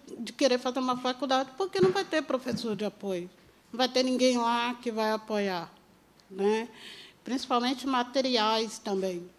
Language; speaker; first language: Portuguese; native; Portuguese